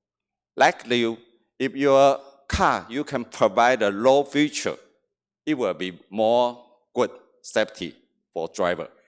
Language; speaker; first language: English; non-native, learner; Chinese